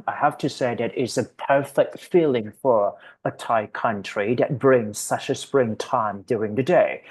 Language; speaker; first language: English; non-native, fluent; Thai